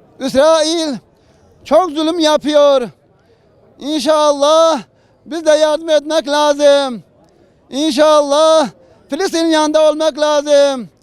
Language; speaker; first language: Turkish; non-native, local second language; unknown